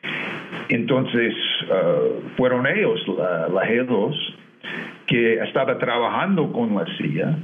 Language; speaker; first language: Spanish; non-native, fluent; English